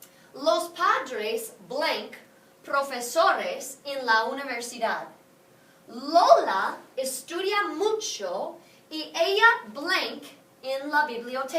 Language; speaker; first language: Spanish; non-native, fluent; English